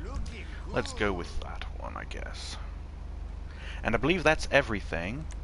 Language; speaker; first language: English; native; English